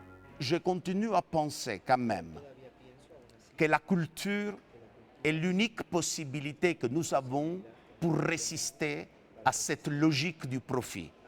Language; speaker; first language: French; non-native, fluent; Italian